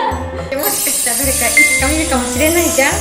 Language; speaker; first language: Japanese; native; Japanese